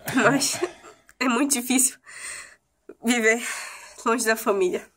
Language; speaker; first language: Portuguese; native; Portuguese